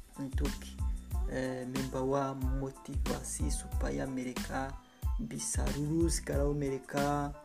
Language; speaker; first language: Indonesian; non-native, learner; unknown